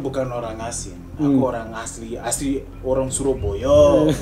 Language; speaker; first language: Indonesian; non-native, fluent; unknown